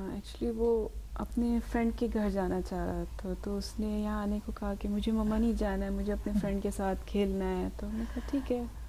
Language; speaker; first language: Urdu; native; Urdu